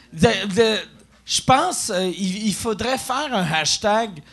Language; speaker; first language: French; native; French